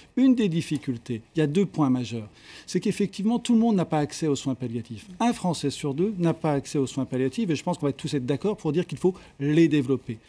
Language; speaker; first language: French; native; French